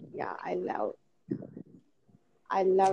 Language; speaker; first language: English; non-native, learner; Gujarati